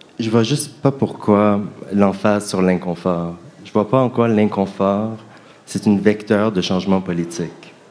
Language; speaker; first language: French; native; French